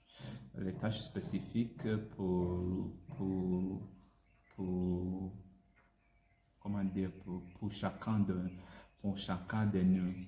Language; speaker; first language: French; non-native, learner; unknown